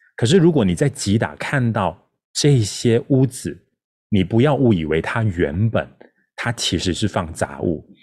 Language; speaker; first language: Chinese; non-native, local second language; Min Nan Chinese